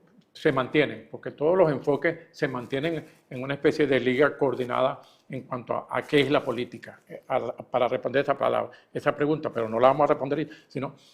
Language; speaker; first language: Spanish; native; Spanish